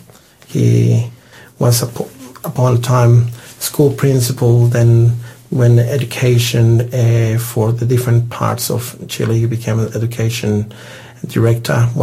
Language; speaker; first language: English; non-native, fluent; Spanish